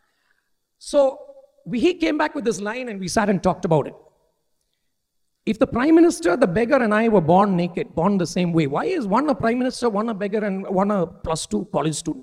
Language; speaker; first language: English; non-native, local second language; Malayalam